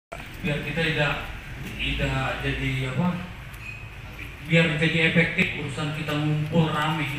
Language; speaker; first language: Indonesian; native; Indonesian